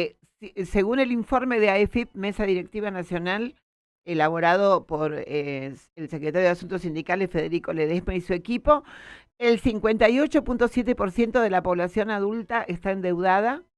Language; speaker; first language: Spanish; native; Spanish